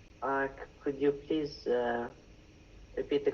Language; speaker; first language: English; non-native, learner; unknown